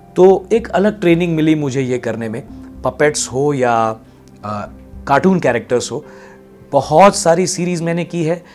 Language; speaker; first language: Hindi; non-native, local second language; Gujarati